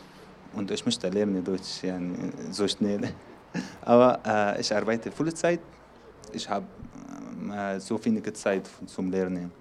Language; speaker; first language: German; non-native, learner; Arabic